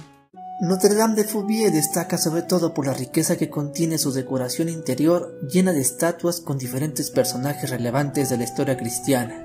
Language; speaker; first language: Spanish; native; Spanish